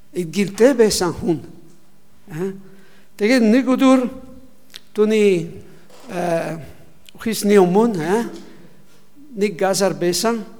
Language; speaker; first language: Mongolian; non-native, learner; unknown